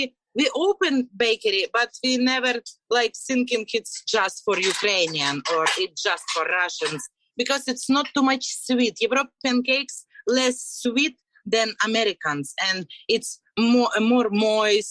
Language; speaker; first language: English; non-native, learner; Ukrainian